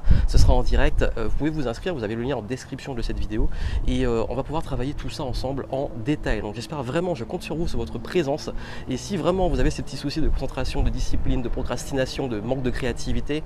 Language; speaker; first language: French; native; French